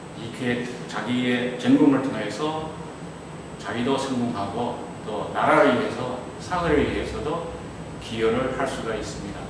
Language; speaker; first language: Korean; non-native, fluent; Chinese